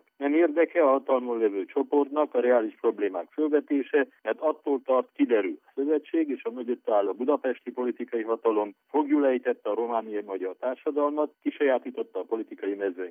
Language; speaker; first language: Hungarian; native; Hungarian